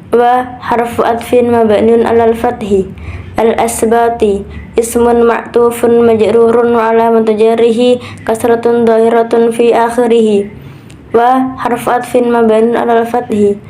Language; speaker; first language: Arabic; non-native, learner; Indonesian